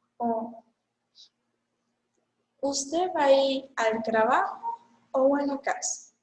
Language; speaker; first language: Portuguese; non-native, fluent; Spanish